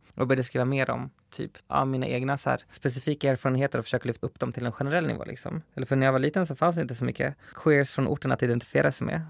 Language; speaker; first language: Swedish; early bilingual, other home language; Spanish